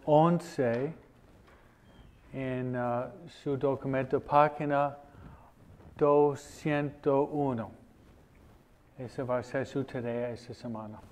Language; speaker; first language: Spanish; non-native, fluent; English